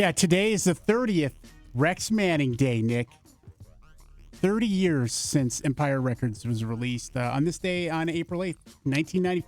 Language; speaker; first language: English; native; English